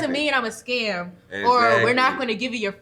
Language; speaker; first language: English; native; English